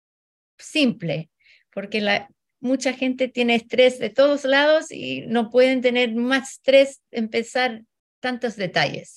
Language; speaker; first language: Spanish; early bilingual, heritage; Spanish